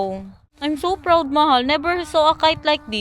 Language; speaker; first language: English; non-native, local second language; Filipino